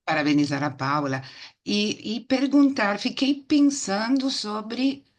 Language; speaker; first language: Portuguese; non-native, fluent; Spanish